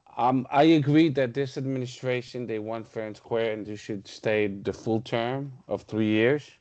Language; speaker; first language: English; non-native, fluent; Portuguese